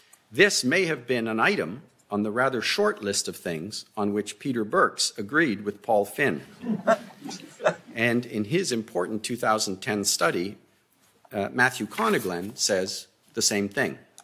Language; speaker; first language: English; native; English